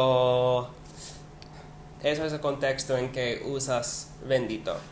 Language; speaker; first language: Spanish; non-native, learner; English